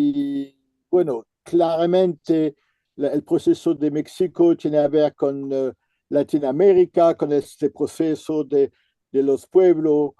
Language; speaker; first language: Spanish; non-native, fluent; French